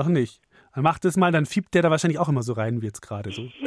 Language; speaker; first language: German; native; German